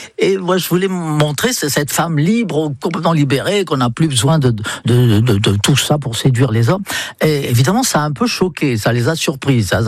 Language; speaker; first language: French; non-native, fluent; English